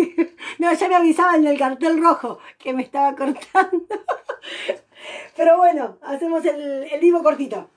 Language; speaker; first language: Spanish; native; Spanish